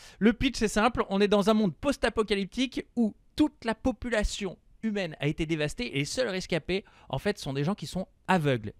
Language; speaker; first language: French; native; French